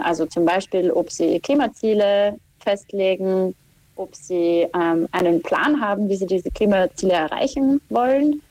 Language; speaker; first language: German; native; German